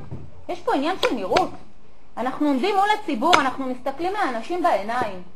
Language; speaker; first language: Hebrew; native; Hebrew